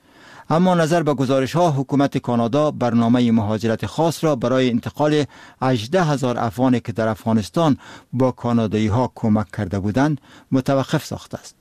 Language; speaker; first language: Persian; native; Persian